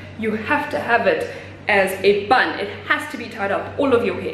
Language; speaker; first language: English; native; English